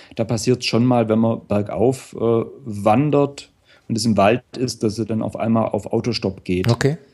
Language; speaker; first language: German; native; German